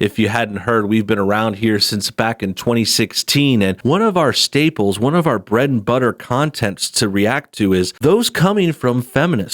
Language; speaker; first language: English; native; English